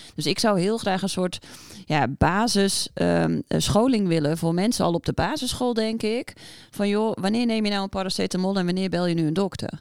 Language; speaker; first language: Dutch; native; Dutch